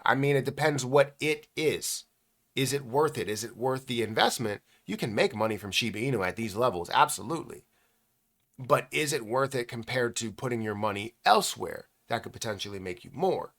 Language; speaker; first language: English; native; English